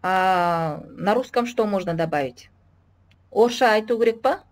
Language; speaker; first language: Russian; non-native, local second language; Kazakh